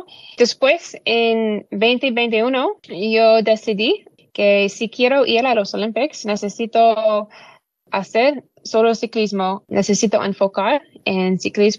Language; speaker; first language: Spanish; non-native, learner; English